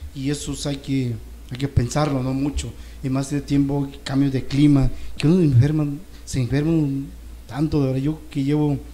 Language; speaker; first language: Spanish; non-native, local second language; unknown